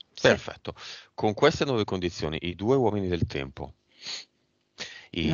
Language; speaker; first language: Italian; native; Italian